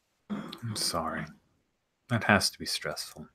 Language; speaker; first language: English; native; English